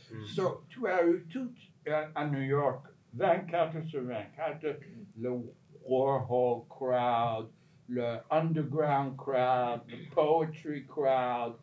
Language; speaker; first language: French; non-native, fluent; English